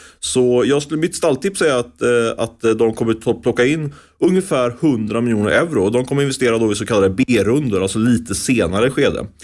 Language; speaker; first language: Swedish; native; Swedish